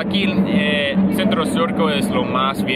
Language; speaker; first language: Spanish; non-native, learner; English